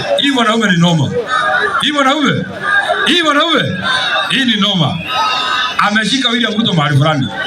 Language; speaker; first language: Swahili; non-native, local second language; Kikuyu